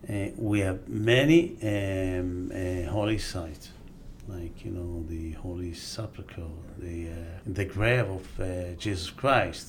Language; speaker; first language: English; non-native, fluent; Aramaic